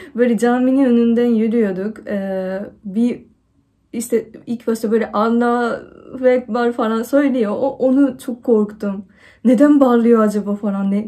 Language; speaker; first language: Turkish; non-native, fluent; Japanese